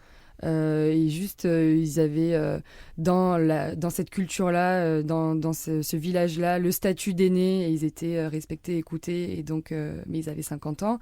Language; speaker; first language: French; native; French